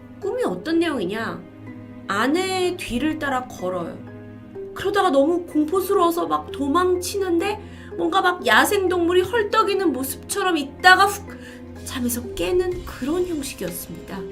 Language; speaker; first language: Korean; native; Korean